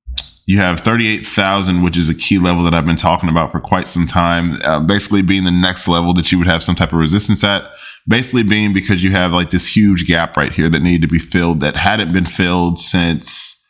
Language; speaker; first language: English; native; English